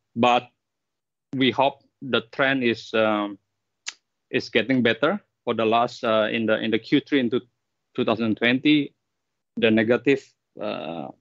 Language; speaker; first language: English; non-native, fluent; Indonesian